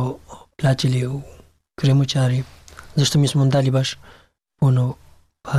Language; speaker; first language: Serbian; non-native, learner; Pashto